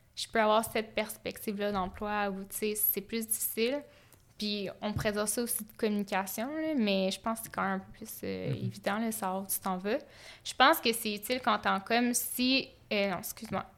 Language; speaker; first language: French; native; French